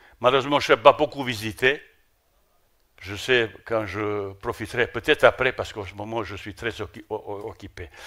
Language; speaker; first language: French; non-native, fluent; Bosnian